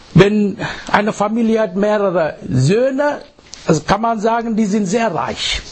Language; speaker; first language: German; non-native, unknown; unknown